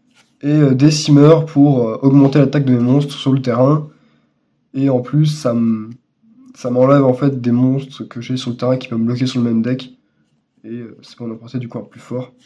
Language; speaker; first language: French; native; French